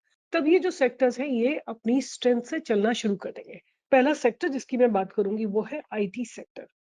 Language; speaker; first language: Hindi; native; Hindi